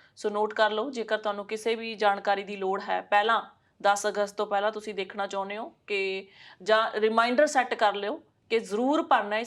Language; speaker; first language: Punjabi; native; Punjabi